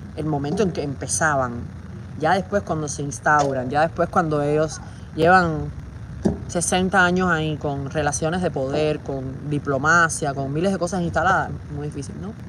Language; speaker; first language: Spanish; native; Spanish